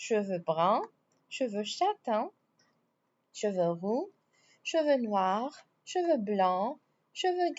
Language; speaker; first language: French; non-native, fluent; Arabic